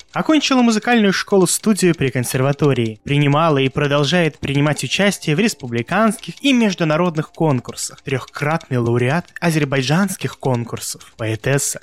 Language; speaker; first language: Russian; non-native, local second language; Azerbaijani